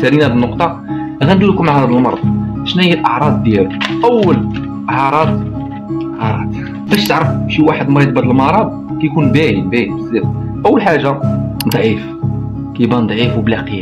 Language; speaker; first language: Arabic; native; Arabic